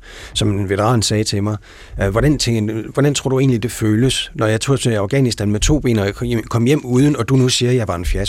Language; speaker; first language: Danish; native; Danish